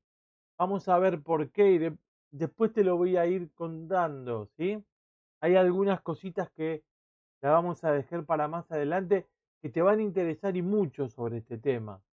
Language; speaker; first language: Spanish; native; Spanish